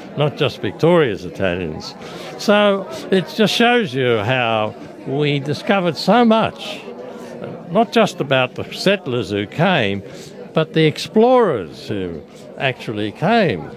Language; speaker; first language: English; early bilingual, other home language; Italian